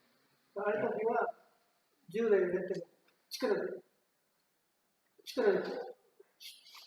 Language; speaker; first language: Japanese; native; Japanese